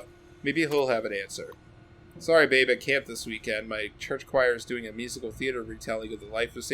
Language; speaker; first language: English; native; English